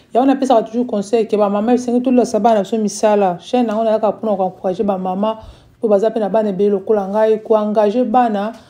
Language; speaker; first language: French; non-native, local second language; Lingala